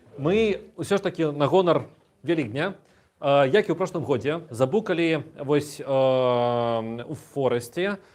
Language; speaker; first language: Belarusian; native; Belarusian